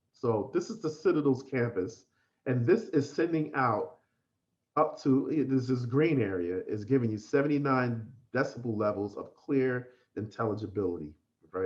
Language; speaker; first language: English; native; English